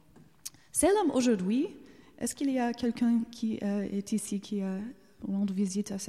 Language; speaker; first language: French; non-native, learner; English